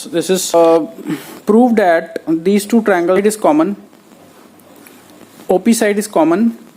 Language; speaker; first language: English; non-native, local second language; Hindi